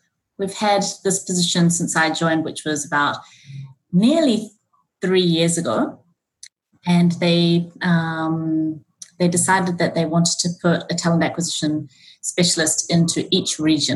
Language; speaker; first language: English; native; English